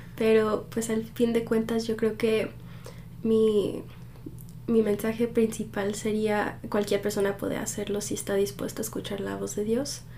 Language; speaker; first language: Spanish; early bilingual, heritage; Spanish